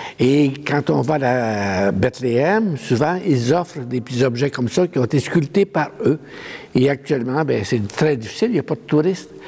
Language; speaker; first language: French; native; French